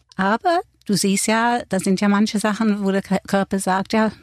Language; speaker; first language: German; non-native, fluent; English